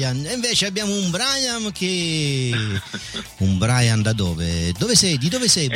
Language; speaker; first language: Italian; native; Italian